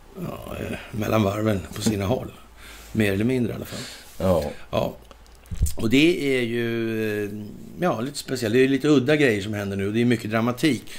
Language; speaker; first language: Swedish; native; Swedish